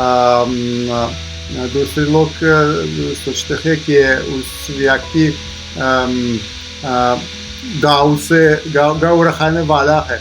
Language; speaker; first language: Hindi; non-native, learner; Russian